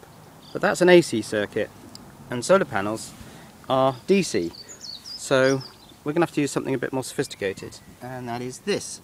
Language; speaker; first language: English; native; English